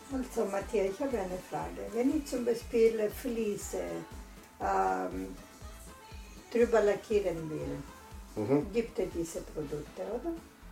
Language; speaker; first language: German; non-native, learner; Italian